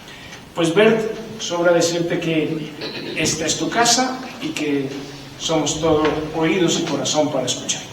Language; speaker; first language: Spanish; native; Spanish